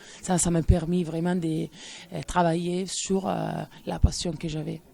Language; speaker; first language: French; non-native, fluent; Italian